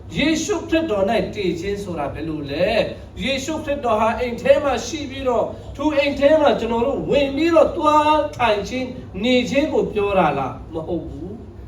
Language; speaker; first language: Burmese; non-native, local second language; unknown